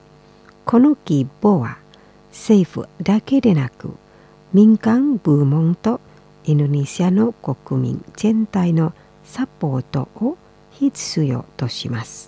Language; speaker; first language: Japanese; non-native, fluent; Indonesian